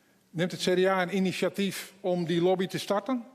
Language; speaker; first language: Dutch; non-native, local second language; Western Frisian